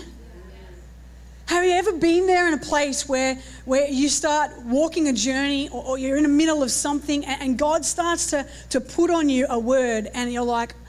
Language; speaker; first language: English; native; English